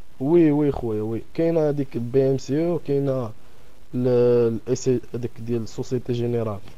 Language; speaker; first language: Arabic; native; Arabic